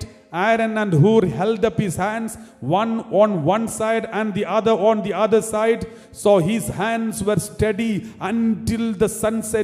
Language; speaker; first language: English; non-native, local second language; Malayalam